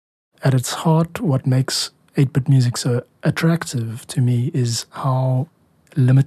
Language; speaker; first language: English; native; English